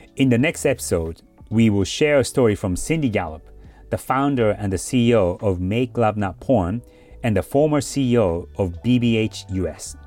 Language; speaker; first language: English; early bilingual, other home language; Japanese